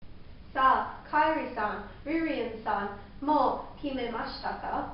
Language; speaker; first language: Japanese; non-native, learner; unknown